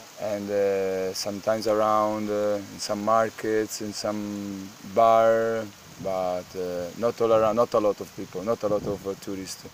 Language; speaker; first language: English; non-native, learner; Spanish